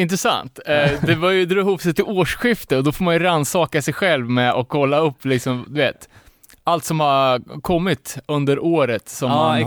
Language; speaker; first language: Swedish; native; Swedish